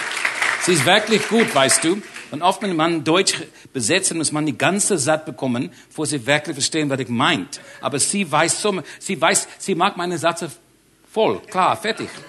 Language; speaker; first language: German; non-native, learner; English